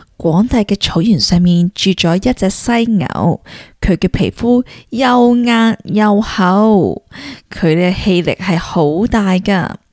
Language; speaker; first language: Cantonese; early bilingual, heritage; Cantonese